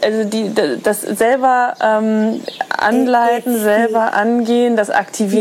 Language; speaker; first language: German; native; German